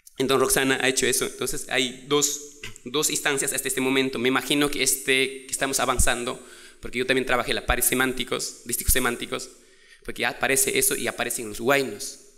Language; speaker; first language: Spanish; non-native, local second language; Quechua